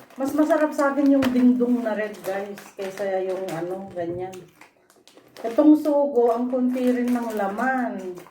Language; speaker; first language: Filipino; non-native, local second language; Cebuano